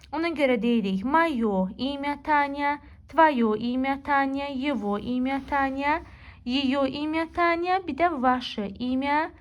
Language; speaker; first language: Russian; non-native, local second language; Azerbaijani